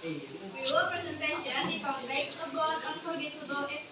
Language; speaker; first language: English; non-native, learner; Indonesian